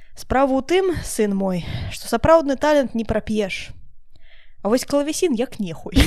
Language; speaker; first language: Belarusian; non-native, local second language; Russian